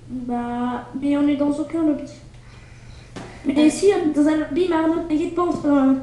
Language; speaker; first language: French; native; French